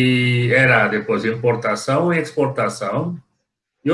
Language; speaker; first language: Portuguese; non-native, fluent; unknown